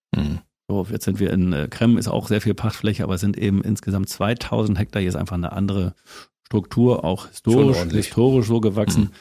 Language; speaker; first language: German; native; German